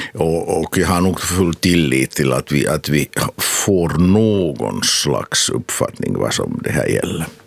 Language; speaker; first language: Swedish; non-native, local second language; Finnish